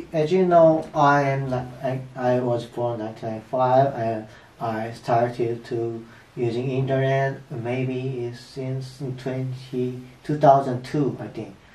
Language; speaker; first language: English; non-native, learner; Korean